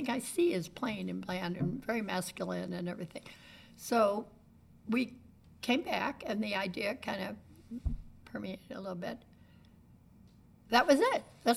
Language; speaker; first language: English; native; English